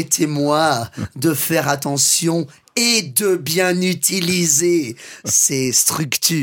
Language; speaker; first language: French; non-native, fluent; English